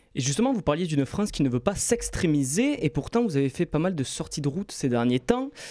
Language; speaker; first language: French; native; French